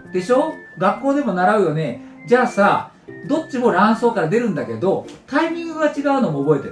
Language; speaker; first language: Japanese; native; Japanese